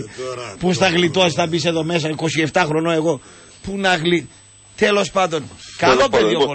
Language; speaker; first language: Greek; native; Greek